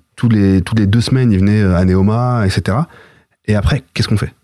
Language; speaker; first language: French; native; French